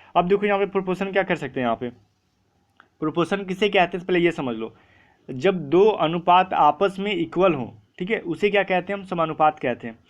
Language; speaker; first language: Hindi; native; Hindi